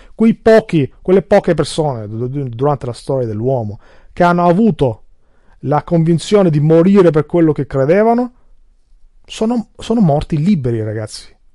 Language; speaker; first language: Italian; early bilingual, other home language; Albanian